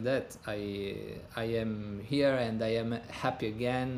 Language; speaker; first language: English; non-native, learner; Italian